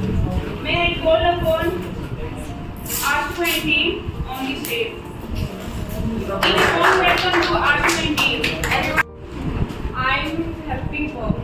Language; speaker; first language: English; non-native, learner; Hindi